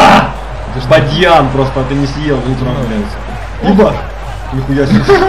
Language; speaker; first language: Russian; native; Russian